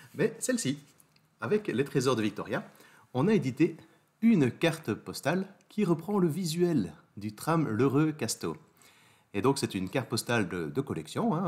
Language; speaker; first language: French; native; French